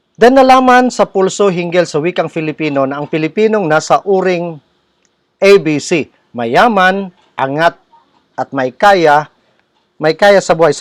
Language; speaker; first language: Filipino; non-native, local second language; Cebuano